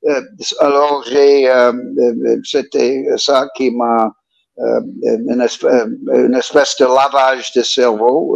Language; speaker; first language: French; non-native, fluent; English